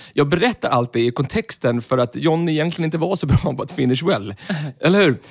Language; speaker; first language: Swedish; native; Swedish